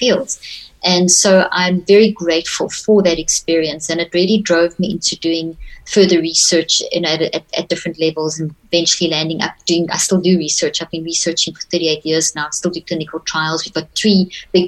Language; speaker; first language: English; native; English